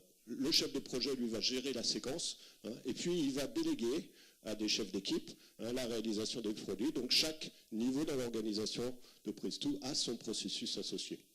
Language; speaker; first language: French; native; French